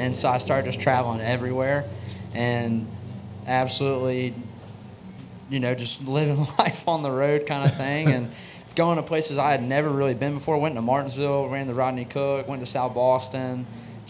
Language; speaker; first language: English; native; English